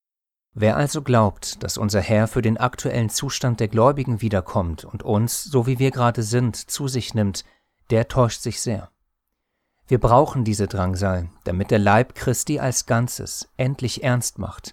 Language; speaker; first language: German; native; German